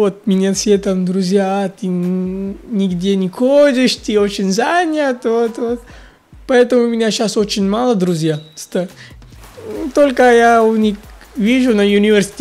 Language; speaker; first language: Russian; non-native, fluent; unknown